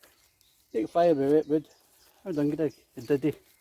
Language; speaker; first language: English; native; English